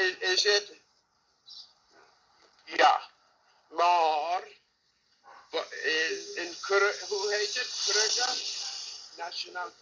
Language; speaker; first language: Dutch; non-native, learner; English